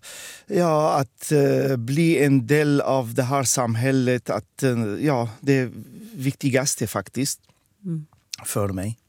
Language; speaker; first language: Swedish; non-native, fluent; Arabic